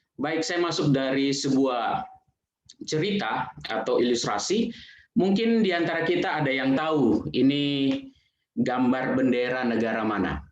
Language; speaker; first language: Indonesian; native; Indonesian